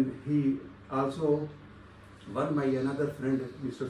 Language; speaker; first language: English; non-native, learner; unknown